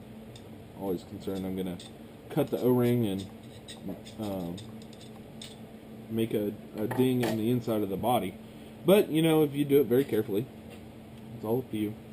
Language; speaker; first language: English; native; English